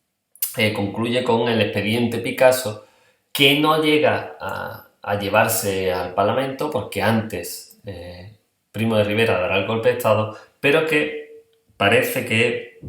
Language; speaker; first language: Spanish; native; Spanish